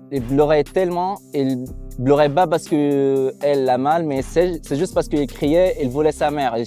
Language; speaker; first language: French; non-native, fluent; Arabic